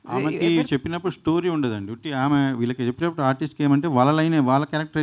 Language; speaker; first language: Telugu; native; Telugu